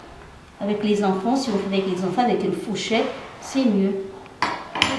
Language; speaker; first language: French; non-native, fluent; Nepali